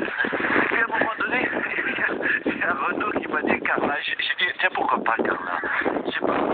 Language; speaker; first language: French; native; French